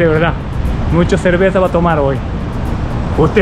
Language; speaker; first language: Spanish; non-native, learner; Japanese